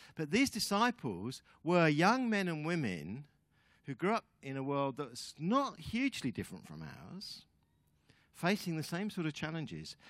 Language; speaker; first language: English; native; English